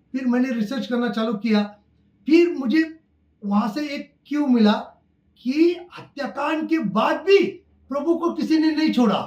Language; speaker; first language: Hindi; non-native, local second language; Marathi